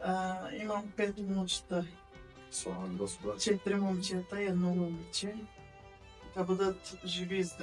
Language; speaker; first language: Bulgarian; non-native, local second language; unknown